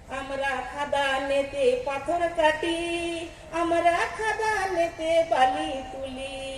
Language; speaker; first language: Bangla; non-native, local second language; Santali